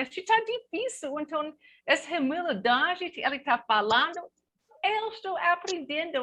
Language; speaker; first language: Portuguese; non-native, learner; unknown